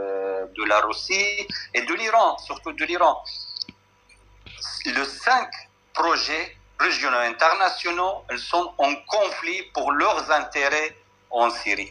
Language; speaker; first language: French; non-native, fluent; Arabic